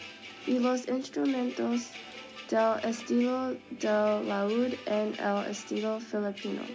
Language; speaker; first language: Spanish; non-native, learner; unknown